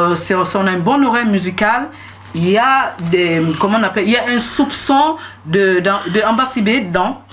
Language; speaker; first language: French; non-native, local second language; Duala